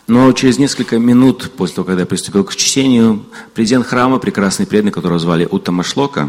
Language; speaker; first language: Russian; native; Russian